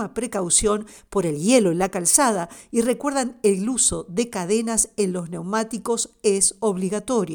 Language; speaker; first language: Spanish; native; Spanish